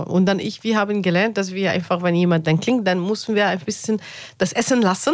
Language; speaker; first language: German; non-native, learner; Arabic